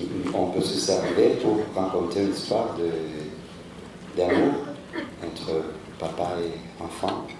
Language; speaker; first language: French; non-native, fluent; Spanish